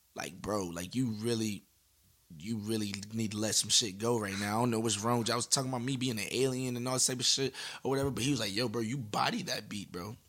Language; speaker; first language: English; native; English